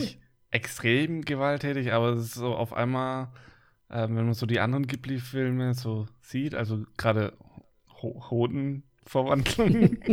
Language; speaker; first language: German; native; German